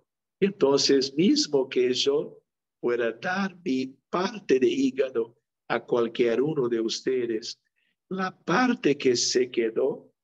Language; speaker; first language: Spanish; non-native, local second language; Portuguese